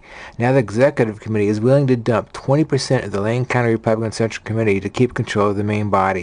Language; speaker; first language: English; native; English